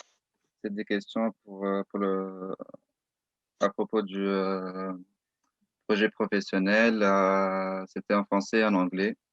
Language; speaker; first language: French; non-native, local second language; Arabic